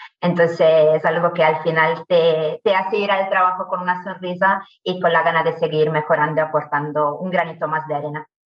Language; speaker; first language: Spanish; non-native, fluent; Italian